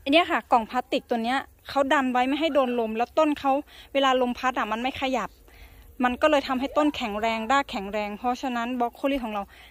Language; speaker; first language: Thai; native; Thai